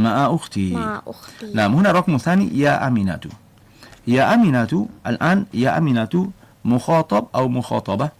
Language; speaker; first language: Arabic; non-native, fluent; Malay